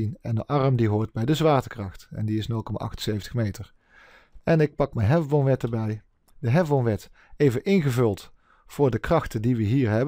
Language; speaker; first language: Dutch; native; Dutch